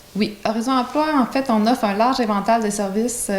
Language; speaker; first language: French; native; French